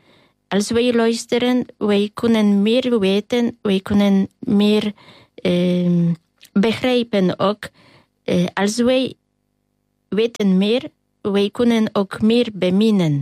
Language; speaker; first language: Dutch; non-native, learner; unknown